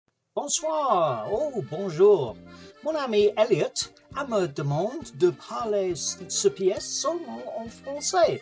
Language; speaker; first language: French; non-native, learner; English